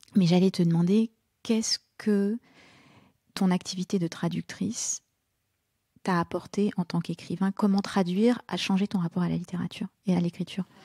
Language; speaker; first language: French; native; French